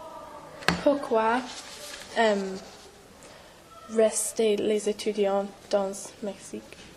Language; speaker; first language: French; non-native, learner; English